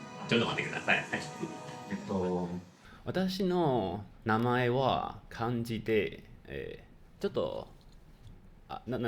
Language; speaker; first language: Japanese; non-native, learner; Chinese